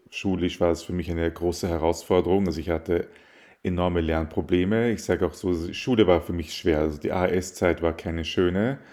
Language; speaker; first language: German; early bilingual, other home language; Arabic